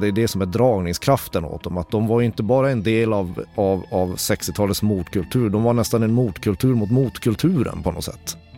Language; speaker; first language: Swedish; native; Swedish